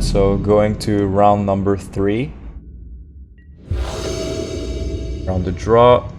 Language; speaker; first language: English; non-native, fluent; French